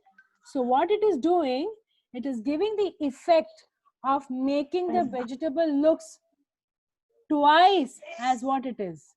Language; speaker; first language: English; non-native, local second language; Hindi